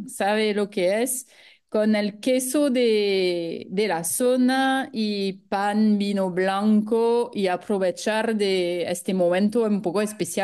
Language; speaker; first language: Spanish; non-native, fluent; French